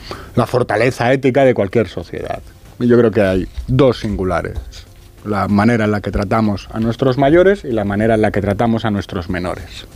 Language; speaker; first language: Spanish; native; Spanish